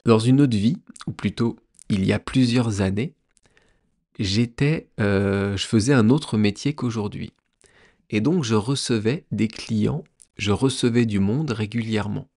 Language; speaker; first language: French; native; French